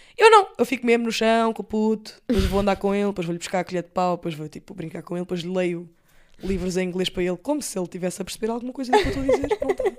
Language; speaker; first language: Portuguese; early bilingual, other home language; English